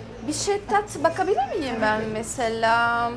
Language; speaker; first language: Turkish; non-native, learner; French